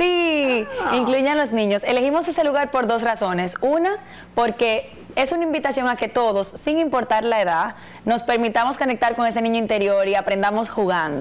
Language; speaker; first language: Spanish; native; Spanish